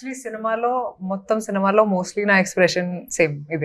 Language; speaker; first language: Telugu; non-native, fluent; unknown